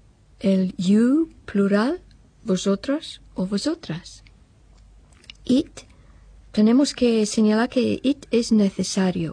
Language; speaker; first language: Spanish; non-native, fluent; English